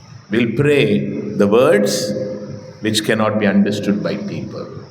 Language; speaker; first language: English; non-native, local second language; Tamil